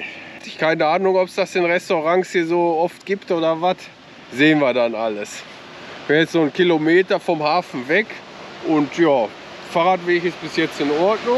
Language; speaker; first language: German; native; German